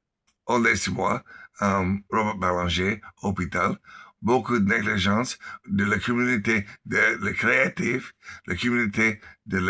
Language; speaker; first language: French; non-native, learner; English